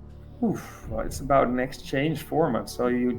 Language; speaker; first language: English; non-native, fluent; Dutch